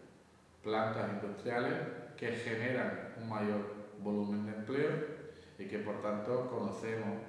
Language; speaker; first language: Spanish; native; Spanish